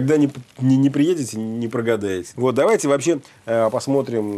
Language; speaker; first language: Russian; native; Russian